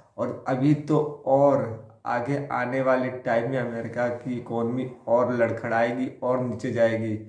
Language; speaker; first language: Hindi; native; Hindi